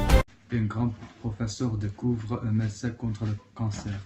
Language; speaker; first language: French; non-native, learner; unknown